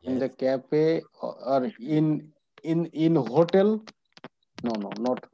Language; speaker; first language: English; non-native, learner; Bangla